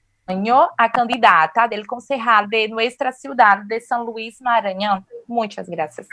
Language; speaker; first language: Spanish; non-native, fluent; Portuguese